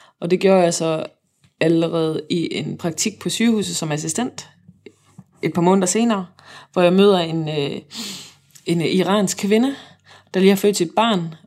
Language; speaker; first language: Danish; native; Danish